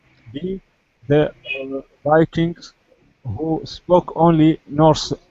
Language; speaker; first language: English; non-native, learner; Arabic